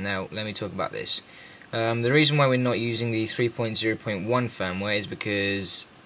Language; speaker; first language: English; native; English